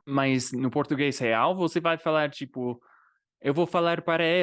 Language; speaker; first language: Portuguese; non-native, fluent; English